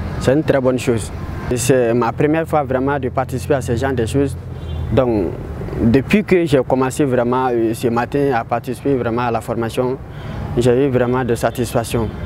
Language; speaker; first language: French; non-native, local second language; Bambara